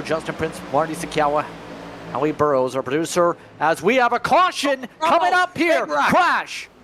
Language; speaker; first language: English; native; English